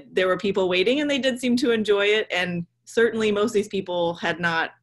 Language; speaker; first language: English; native; English